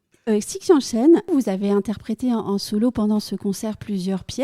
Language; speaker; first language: French; native; French